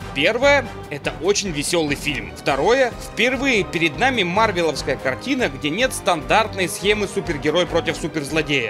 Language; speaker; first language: Russian; native; Russian